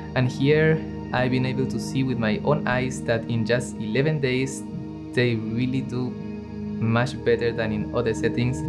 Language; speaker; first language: English; non-native, fluent; Spanish